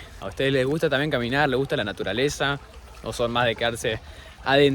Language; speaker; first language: Spanish; native; Spanish